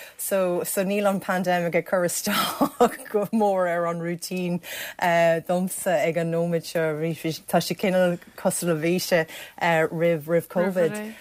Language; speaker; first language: Irish; non-native, local second language; English